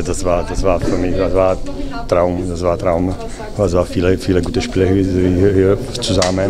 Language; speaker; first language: German; non-native, learner; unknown